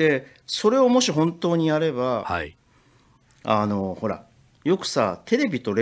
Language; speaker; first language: Japanese; native; Japanese